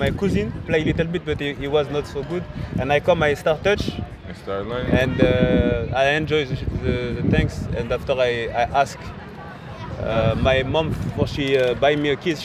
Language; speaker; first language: English; non-native, learner; French